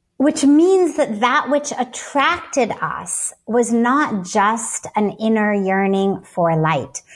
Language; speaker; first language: English; native; English